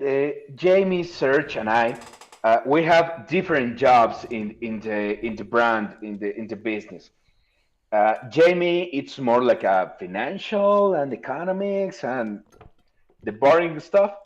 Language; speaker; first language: English; non-native, learner; Spanish